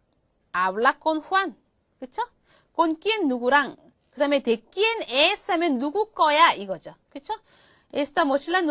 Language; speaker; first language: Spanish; non-native, fluent; Korean